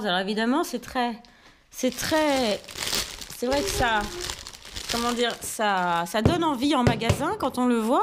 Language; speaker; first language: French; native; French